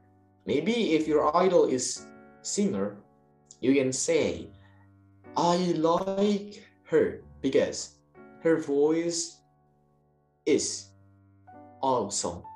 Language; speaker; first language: English; non-native, learner; Indonesian